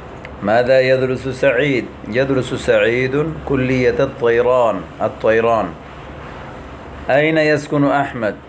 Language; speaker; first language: Arabic; non-native, fluent; Urdu